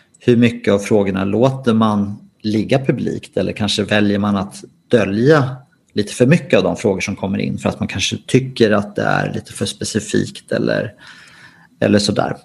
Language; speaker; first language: Swedish; native; Swedish